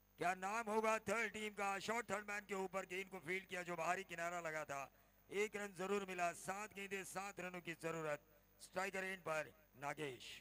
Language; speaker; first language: Hindi; non-native, local second language; Marathi